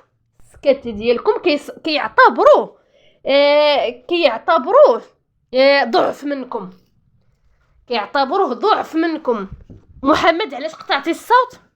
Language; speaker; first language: Arabic; native; Arabic